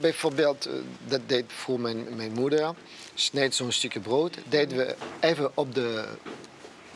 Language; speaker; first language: Dutch; non-native, fluent; French